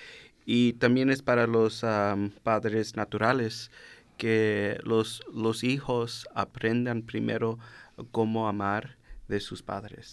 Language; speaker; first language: Spanish; early bilingual, heritage; Spanish